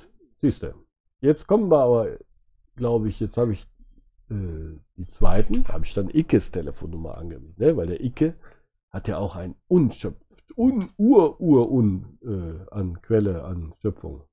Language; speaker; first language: German; native; German